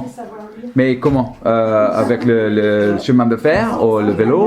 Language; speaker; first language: French; non-native, learner; English